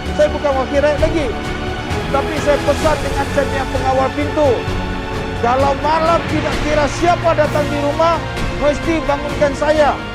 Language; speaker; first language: Malay; non-native, local second language; Chinese